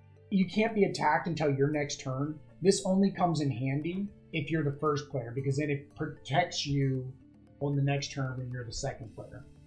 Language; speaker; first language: English; native; English